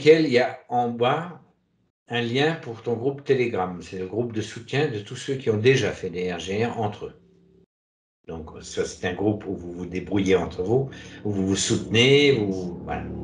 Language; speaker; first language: French; native; French